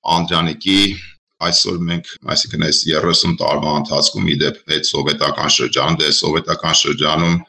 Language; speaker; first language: Armenian; native; Armenian